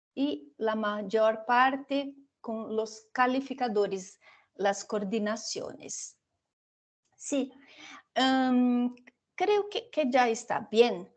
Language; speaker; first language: Spanish; non-native, fluent; Portuguese